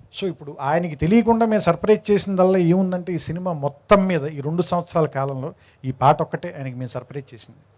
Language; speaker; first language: Telugu; native; Telugu